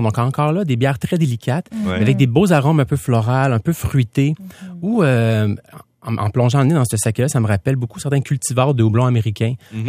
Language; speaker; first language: French; native; French